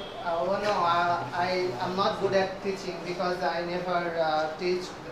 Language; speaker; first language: English; non-native, learner; Bangla